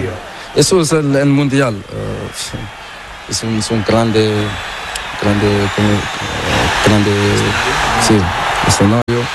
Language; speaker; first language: Spanish; non-native, learner; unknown